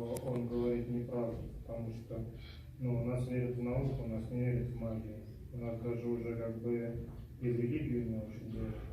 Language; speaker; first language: Russian; native; Russian